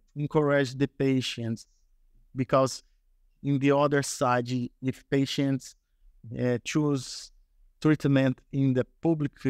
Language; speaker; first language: English; non-native, learner; Portuguese